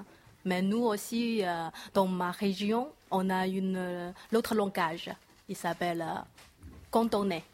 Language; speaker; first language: French; non-native, learner; Chinese